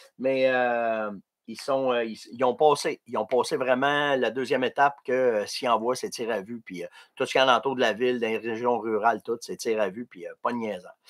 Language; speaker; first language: French; native; French